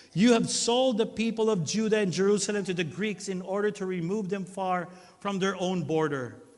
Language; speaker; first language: English; non-native, local second language; Filipino